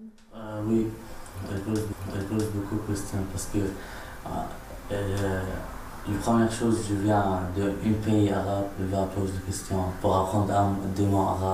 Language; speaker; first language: French; non-native, learner; Arabic